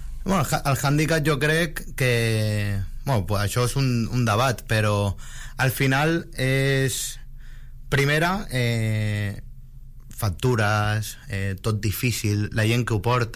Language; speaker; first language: Catalan; native; Catalan